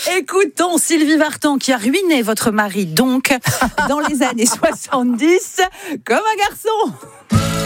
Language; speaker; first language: French; native; French